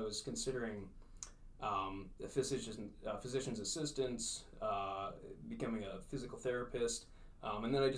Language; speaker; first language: English; native; English